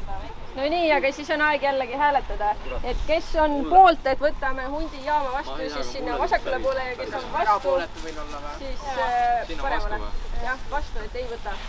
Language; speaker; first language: Estonian; native; Estonian